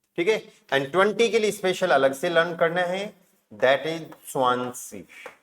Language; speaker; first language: Hindi; native; Hindi